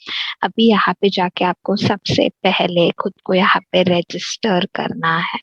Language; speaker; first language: Hindi; native; Hindi